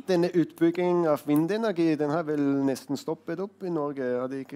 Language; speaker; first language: Norwegian; non-native, fluent; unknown